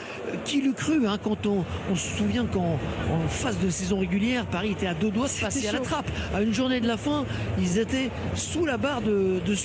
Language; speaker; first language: French; native; French